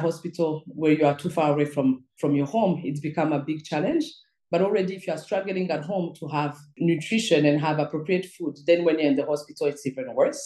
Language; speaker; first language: English; non-native, local second language; Kinyarwanda